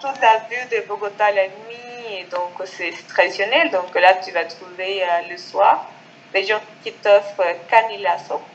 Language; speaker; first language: French; non-native, fluent; Spanish